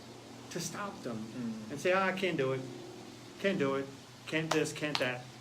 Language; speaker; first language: English; native; English